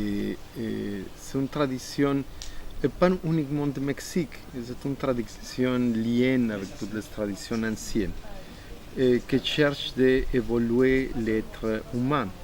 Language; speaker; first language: French; non-native, fluent; Spanish